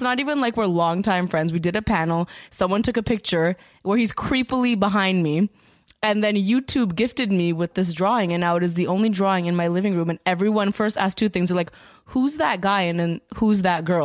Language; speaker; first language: English; native; English